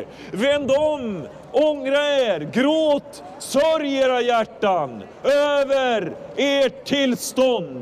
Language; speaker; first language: Swedish; non-native, fluent; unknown